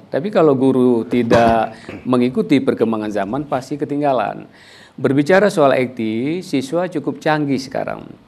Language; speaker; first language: Indonesian; native; Indonesian